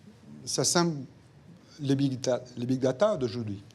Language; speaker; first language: French; non-native, fluent; Portuguese